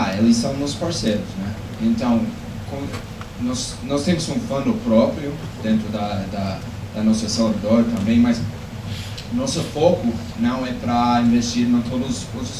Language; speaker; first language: Portuguese; non-native, fluent; English